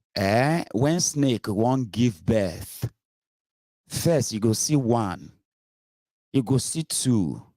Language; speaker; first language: English; non-native, local second language; Yoruba